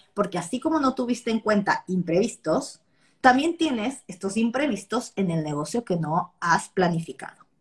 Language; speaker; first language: Spanish; native; Spanish